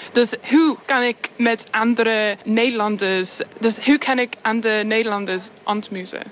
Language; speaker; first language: Dutch; non-native, learner; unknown